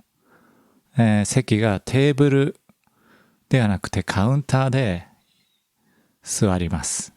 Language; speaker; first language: Japanese; native; Japanese